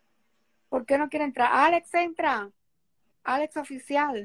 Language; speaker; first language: Spanish; native; Spanish